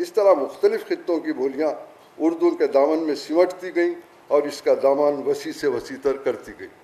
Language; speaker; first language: Urdu; native; Urdu